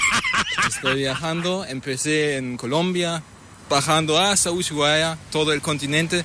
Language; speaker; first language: Spanish; non-native, fluent; German